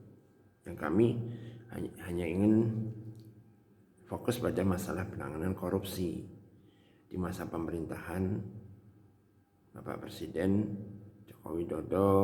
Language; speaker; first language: Indonesian; native; Indonesian